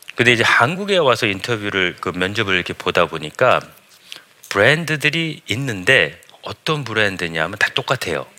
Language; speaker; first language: Korean; early bilingual, heritage; Korean